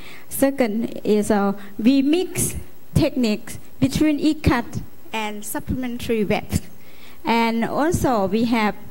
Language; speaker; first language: English; non-native, learner; Lao